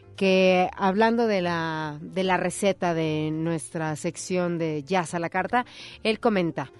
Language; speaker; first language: Spanish; native; Spanish